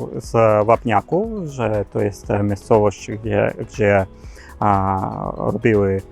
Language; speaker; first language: Polish; non-native, learner; Ukrainian